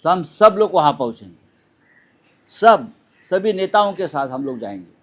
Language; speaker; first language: Hindi; non-native, local second language; Marathi